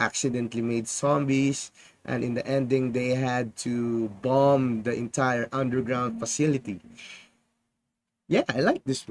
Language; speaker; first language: English; non-native, fluent; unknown